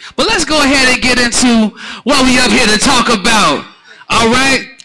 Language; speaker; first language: English; native; English